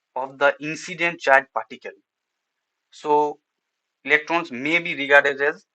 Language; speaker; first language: English; non-native, local second language; Bangla